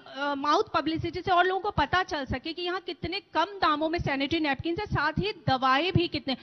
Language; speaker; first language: Hindi; native; Hindi